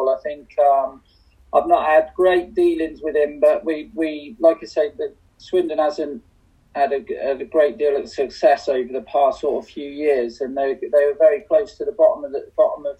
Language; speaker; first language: English; native; English